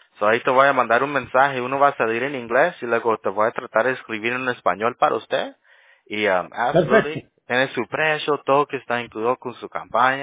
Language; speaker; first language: Spanish; early bilingual, heritage; Spanish